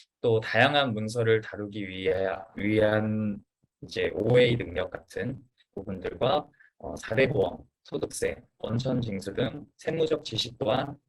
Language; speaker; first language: Korean; native; Korean